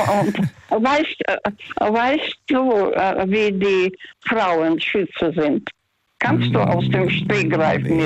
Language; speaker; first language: German; non-native, fluent; Russian